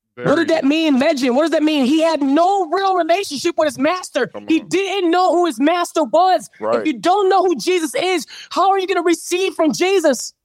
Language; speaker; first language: English; native; English